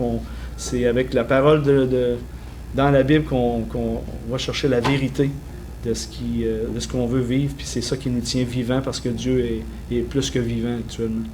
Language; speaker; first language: French; native; French